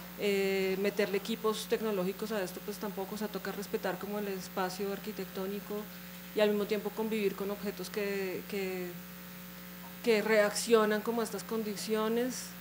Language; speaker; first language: Spanish; native; Spanish